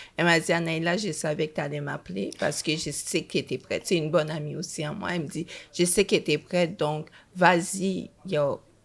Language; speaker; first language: French; early bilingual, other home language; Haitian Creole